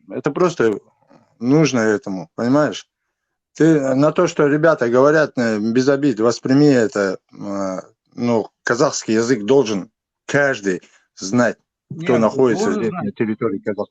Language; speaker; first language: Russian; non-native, local second language; Kazakh